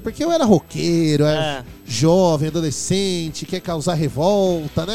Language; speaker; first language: Portuguese; native; Portuguese